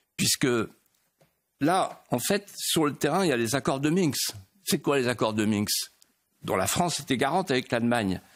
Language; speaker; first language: French; native; French